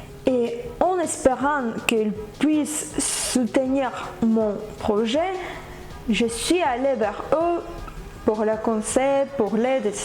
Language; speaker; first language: French; non-native, fluent; Ukrainian